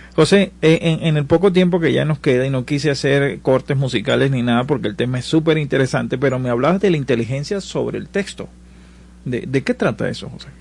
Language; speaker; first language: Spanish; native; Spanish